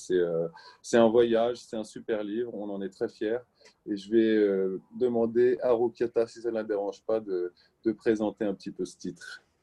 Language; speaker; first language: French; native; French